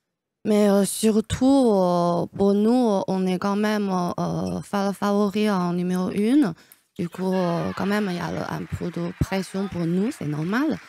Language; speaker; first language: French; non-native, learner; Chinese